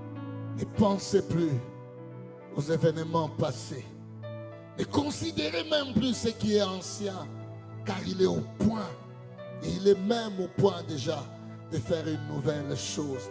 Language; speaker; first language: French; non-native, local second language; Lingala